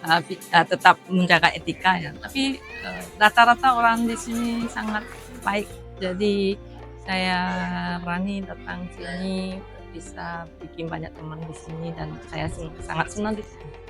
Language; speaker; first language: Indonesian; non-native, fluent; Japanese